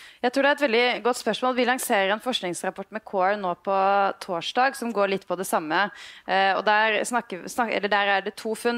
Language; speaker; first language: Norwegian; native; Norwegian